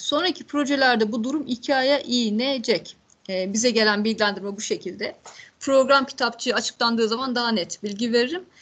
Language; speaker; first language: Turkish; native; Turkish